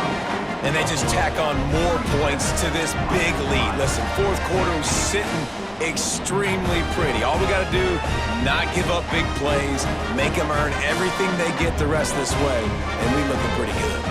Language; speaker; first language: English; native; English